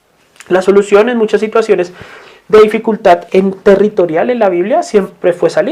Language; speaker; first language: Spanish; native; Spanish